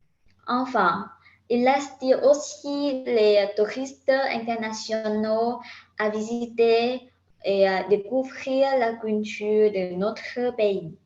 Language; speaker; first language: French; non-native, learner; Vietnamese